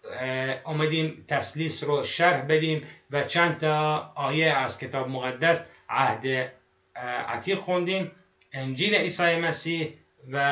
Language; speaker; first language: Persian; non-native, fluent; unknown